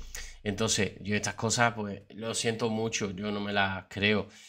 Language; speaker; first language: Spanish; native; Spanish